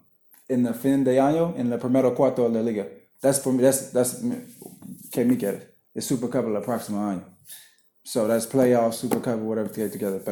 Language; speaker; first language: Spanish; non-native, learner; English